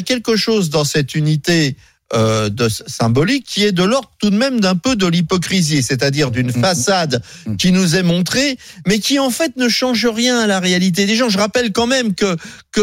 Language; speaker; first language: French; native; French